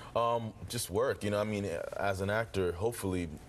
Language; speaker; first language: English; non-native, local second language; Yoruba